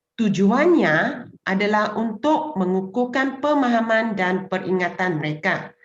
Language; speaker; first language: Malay; non-native, local second language; Chinese